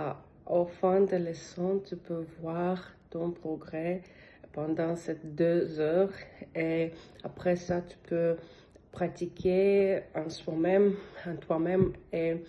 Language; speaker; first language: French; non-native, learner; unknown